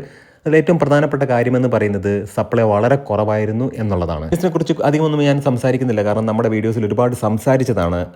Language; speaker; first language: Malayalam; native; Malayalam